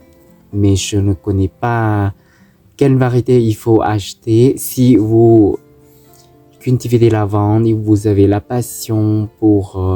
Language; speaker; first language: French; non-native, fluent; Thai